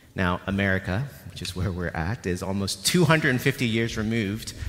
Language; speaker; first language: English; non-native, local second language; Cantonese